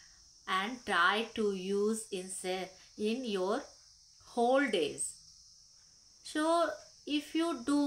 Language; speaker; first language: English; non-native, local second language; Hindi